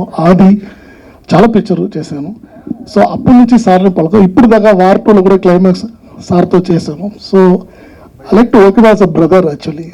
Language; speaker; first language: Telugu; non-native, learner; Tamil